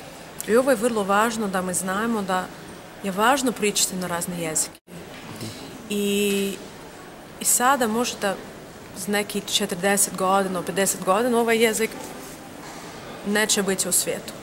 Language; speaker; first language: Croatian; non-native, learner; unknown